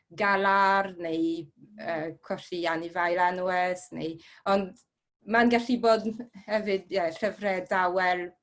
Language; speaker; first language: Welsh; non-native, fluent; French